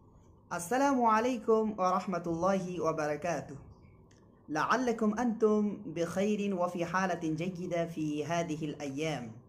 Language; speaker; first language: Arabic; non-native, learner; Bangla